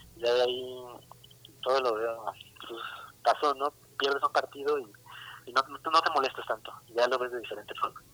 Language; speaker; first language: Spanish; native; Spanish